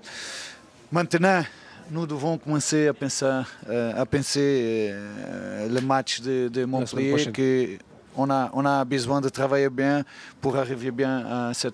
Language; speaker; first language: French; non-native, learner; Portuguese